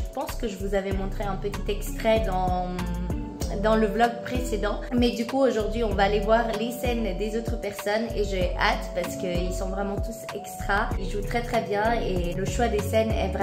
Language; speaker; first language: French; native; French